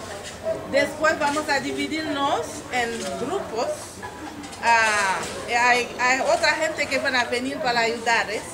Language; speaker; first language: Spanish; non-native, fluent; Haitian Creole